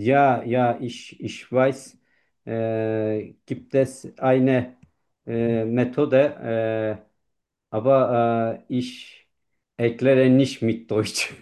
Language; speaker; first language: German; non-native, learner; Turkish